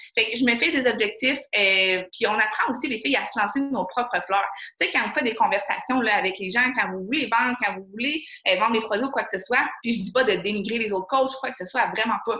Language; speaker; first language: French; native; French